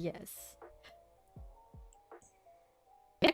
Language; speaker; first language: English; non-native, fluent; Indonesian